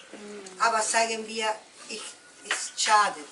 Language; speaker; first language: German; non-native, learner; Spanish